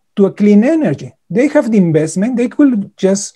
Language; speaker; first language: English; non-native, fluent; Spanish